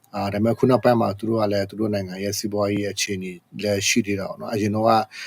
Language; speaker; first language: Burmese; non-native, local second language; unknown